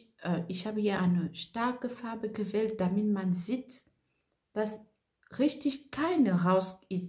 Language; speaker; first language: German; non-native, fluent; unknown